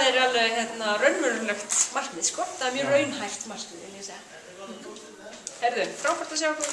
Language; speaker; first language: Icelandic; native; Icelandic